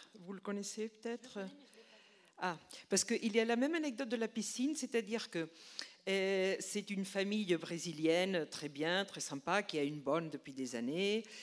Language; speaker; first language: French; non-native, fluent; Spanish